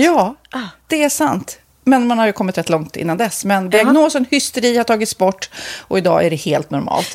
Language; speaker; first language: Swedish; native; Swedish